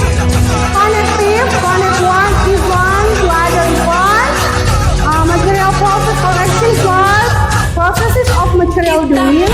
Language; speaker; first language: English; non-native, learner; Indonesian